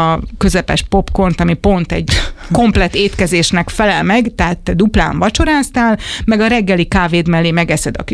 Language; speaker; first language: Hungarian; native; Hungarian